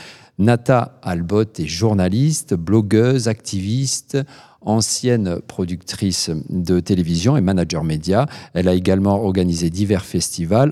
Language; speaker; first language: French; native; French